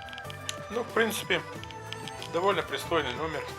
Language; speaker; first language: Russian; native; Russian